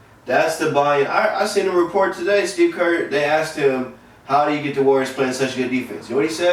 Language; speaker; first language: English; native; English